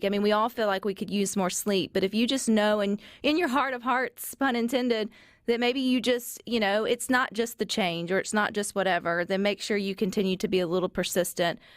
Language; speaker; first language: English; native; English